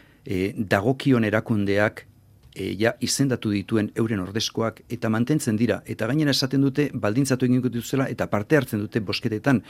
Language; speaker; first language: Basque; native; Basque